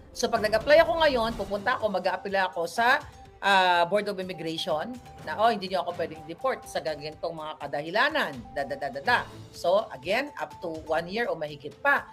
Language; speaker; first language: Filipino; native; Filipino